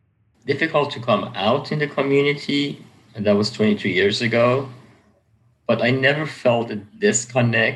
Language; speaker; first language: English; native; English